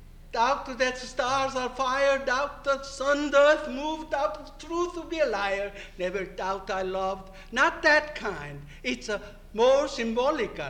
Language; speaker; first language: English; non-native, fluent; Korean